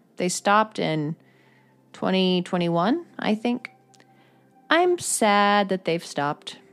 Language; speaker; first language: English; native; English